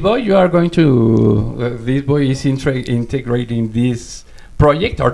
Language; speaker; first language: English; non-native, learner; Spanish